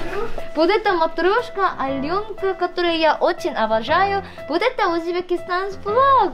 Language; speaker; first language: Russian; non-native, fluent; Korean